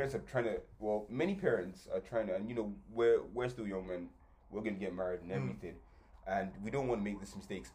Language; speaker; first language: English; non-native, local second language; Yoruba